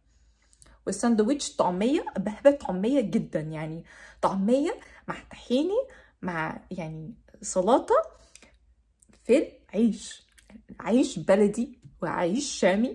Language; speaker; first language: Arabic; non-native, learner; English